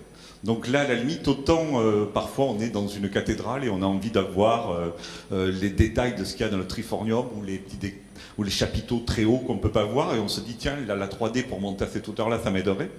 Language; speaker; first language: French; native; French